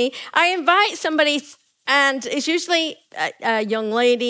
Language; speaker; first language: English; native; English